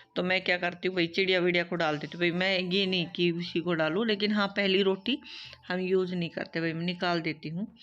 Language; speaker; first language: Hindi; native; Hindi